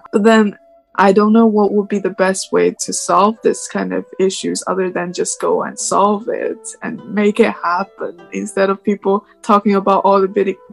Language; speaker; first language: English; non-native, fluent; Chinese